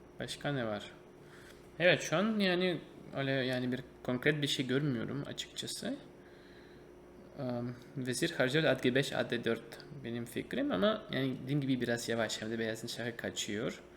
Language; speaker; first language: Turkish; non-native, fluent; Russian